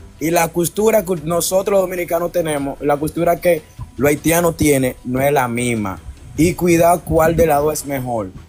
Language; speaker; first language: Spanish; native; Spanish